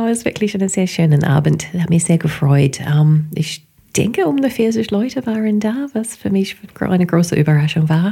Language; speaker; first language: German; non-native, fluent; English